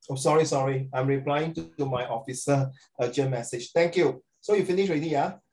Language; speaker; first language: English; non-native, local second language; Chinese